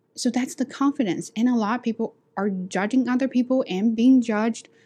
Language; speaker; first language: English; non-native, fluent; Chinese